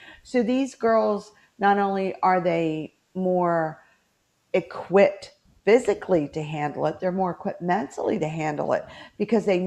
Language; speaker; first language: English; native; English